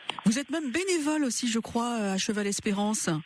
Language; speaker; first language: French; native; French